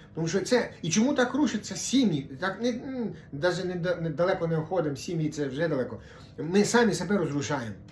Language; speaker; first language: Ukrainian; non-native, local second language; Russian